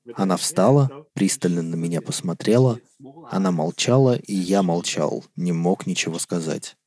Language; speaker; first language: Russian; non-native, fluent; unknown